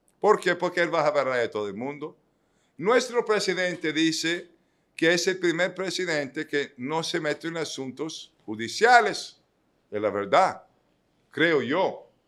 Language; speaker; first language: Spanish; non-native, fluent; Italian